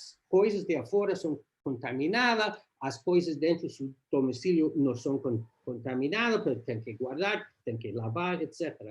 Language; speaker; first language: Portuguese; non-native, learner; English